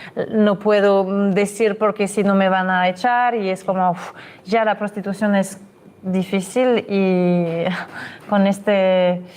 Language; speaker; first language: Spanish; non-native, fluent; French